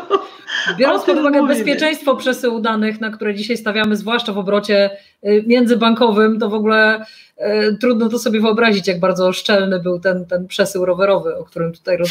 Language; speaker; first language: Polish; native; Polish